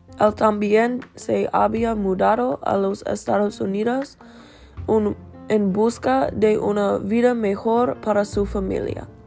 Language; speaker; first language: Spanish; non-native, learner; English